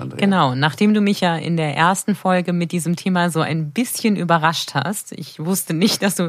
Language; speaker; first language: German; native; German